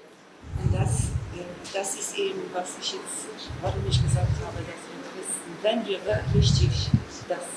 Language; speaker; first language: German; non-native, fluent; Polish